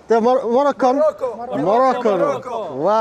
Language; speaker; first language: English; non-native, learner; Mongolian